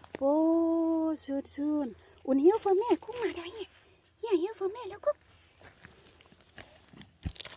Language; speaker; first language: German; non-native, learner; Thai